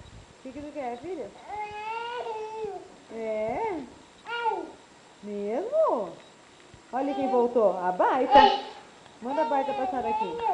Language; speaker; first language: Portuguese; native; Portuguese